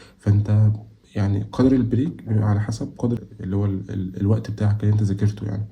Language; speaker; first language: Arabic; native; Arabic